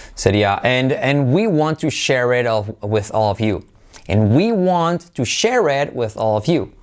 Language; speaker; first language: English; non-native, fluent; Spanish